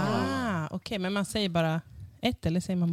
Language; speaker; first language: Swedish; native; Swedish